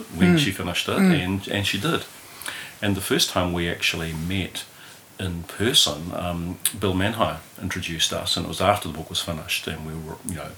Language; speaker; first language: English; native; English